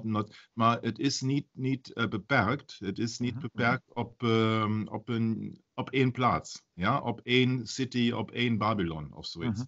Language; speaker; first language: Dutch; non-native, learner; German